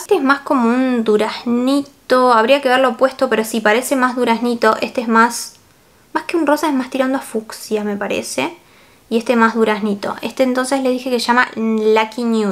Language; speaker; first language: Spanish; native; Spanish